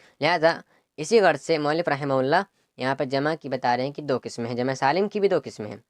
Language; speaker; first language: Urdu; native; Urdu